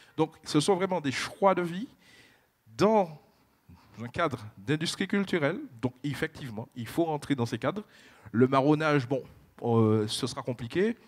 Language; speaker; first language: French; native; French